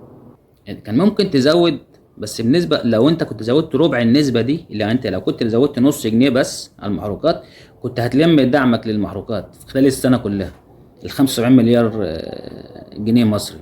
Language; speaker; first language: Arabic; native; Arabic